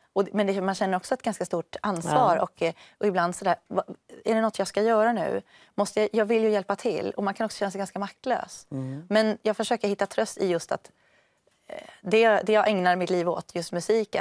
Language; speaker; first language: Swedish; native; Swedish